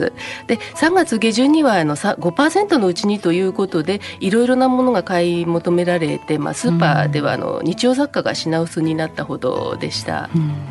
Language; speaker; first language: Japanese; native; Japanese